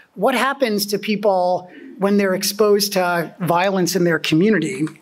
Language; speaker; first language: English; native; English